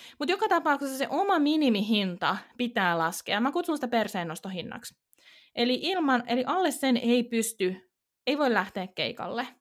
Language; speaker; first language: Finnish; native; Finnish